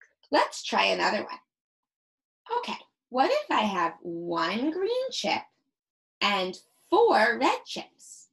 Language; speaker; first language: English; native; English